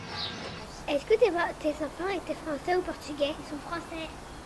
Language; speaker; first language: French; early bilingual, other home language; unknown